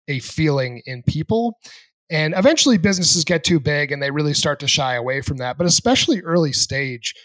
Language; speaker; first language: English; native; English